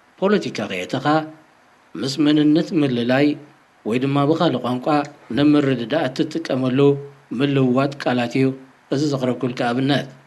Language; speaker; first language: Tigrinya; native; Tigrinya